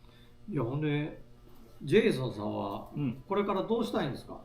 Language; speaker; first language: Japanese; native; Japanese